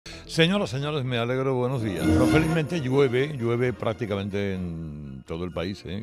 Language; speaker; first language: Spanish; native; Spanish